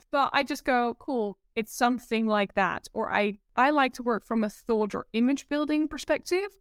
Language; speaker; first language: English; non-native, fluent; Dutch